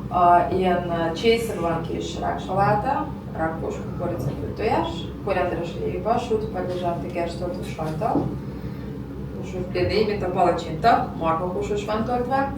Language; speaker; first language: Hungarian; non-native, learner; Russian